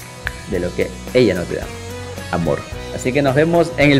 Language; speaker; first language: Spanish; native; Spanish